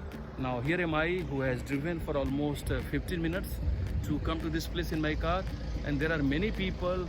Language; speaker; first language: English; non-native, local second language; Hindi